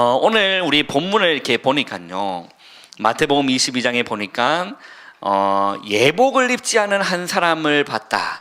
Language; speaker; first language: Korean; native; Korean